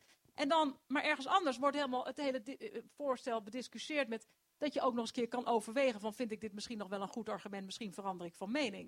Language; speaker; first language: Dutch; native; Dutch